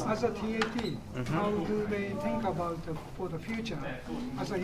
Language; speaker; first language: English; non-native, fluent; Japanese